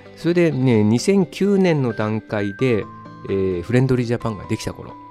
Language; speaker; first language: Japanese; native; Japanese